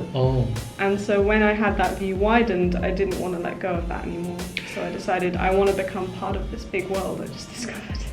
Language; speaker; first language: English; native; English